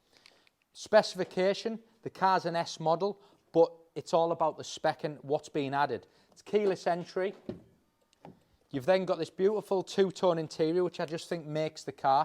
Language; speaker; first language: English; native; English